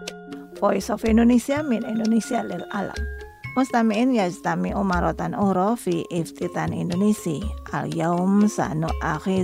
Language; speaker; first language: Arabic; non-native, fluent; Indonesian